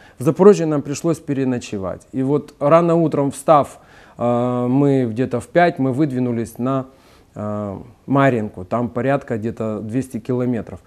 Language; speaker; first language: Russian; native; Russian